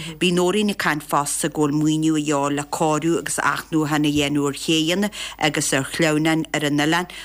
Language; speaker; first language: Irish; native; Irish